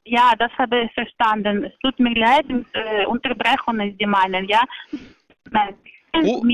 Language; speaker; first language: German; non-native, learner; Polish